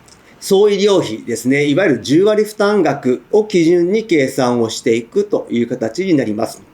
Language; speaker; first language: Japanese; native; Japanese